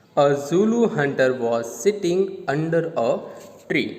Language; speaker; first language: English; non-native, local second language; Gujarati